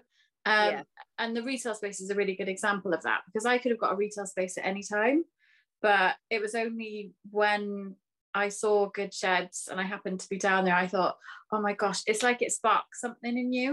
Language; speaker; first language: English; native; English